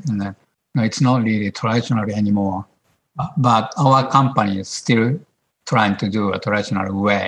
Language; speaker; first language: English; non-native, learner; Japanese